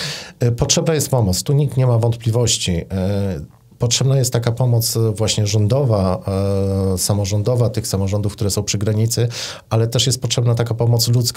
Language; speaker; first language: Polish; native; Polish